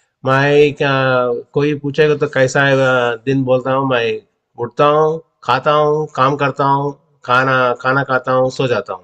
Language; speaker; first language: Hindi; non-native, local second language; Telugu